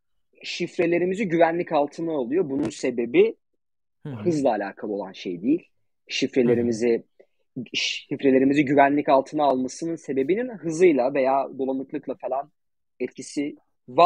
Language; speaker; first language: Turkish; native; Turkish